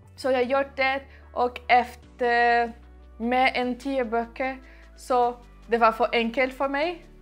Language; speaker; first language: Swedish; non-native, learner; Portuguese